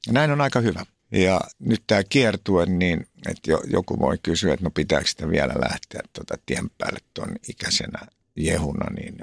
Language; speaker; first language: Finnish; native; Finnish